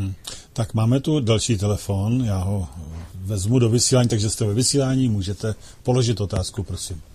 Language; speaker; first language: Czech; native; Czech